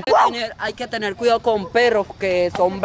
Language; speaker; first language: Spanish; native; Spanish